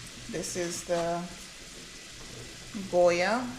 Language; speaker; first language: English; non-native, local second language; Jamaican Creole English